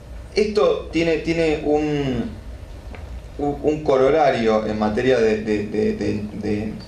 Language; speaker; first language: Spanish; native; Spanish